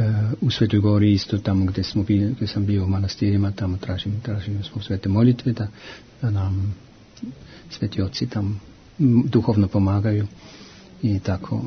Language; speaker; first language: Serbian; non-native, fluent; German